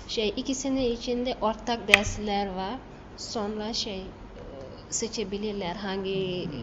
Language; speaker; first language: Turkish; non-native, learner; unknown